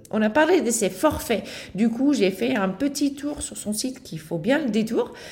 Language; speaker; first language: French; non-native, fluent; Dutch